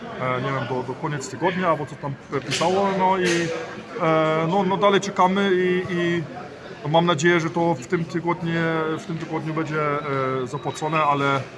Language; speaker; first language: Polish; early bilingual, heritage; Polish